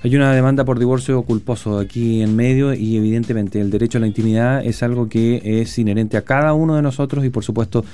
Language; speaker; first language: Spanish; native; Spanish